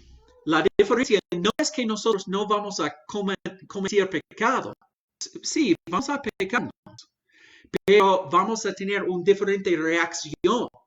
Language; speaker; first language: Spanish; non-native, fluent; English